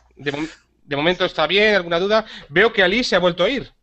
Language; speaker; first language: Spanish; native; Spanish